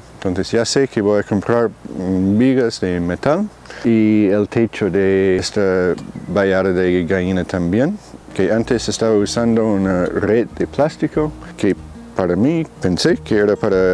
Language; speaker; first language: Spanish; non-native, fluent; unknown